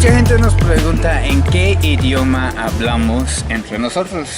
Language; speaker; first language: Spanish; non-native, fluent; English